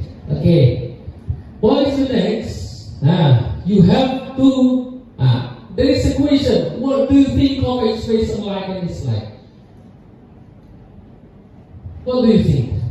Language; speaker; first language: English; non-native, learner; Indonesian